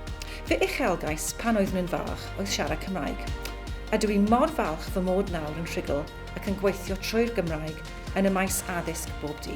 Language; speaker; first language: Welsh; non-native, local second language; English